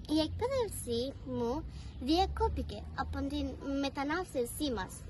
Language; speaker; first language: Greek; early bilingual, other home language; Persian